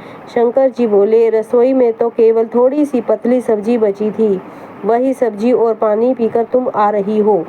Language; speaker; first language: Hindi; native; Hindi